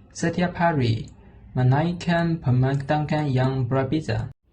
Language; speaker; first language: Malay; non-native, learner; Chinese